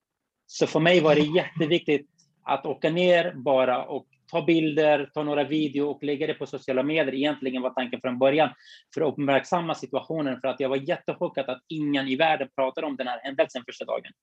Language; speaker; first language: Swedish; non-native, fluent; Kurdish